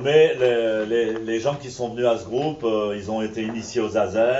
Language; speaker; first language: French; native; French